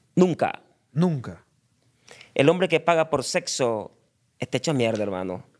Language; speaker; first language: Spanish; native; Spanish